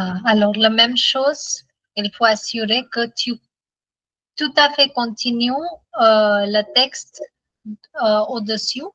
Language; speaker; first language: French; non-native, fluent; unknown